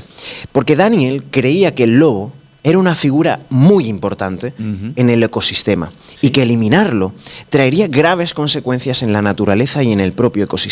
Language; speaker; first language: Spanish; native; Spanish